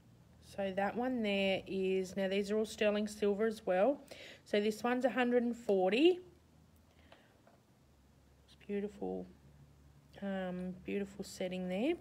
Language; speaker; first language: English; native; English